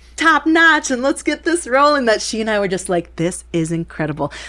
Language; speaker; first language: English; early bilingual, other home language; Spanish